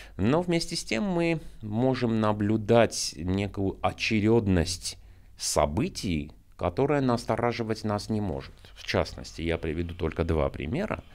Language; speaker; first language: Russian; non-native, local second language; Armenian